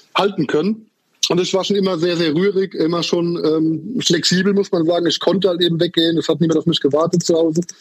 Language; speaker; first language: German; native; German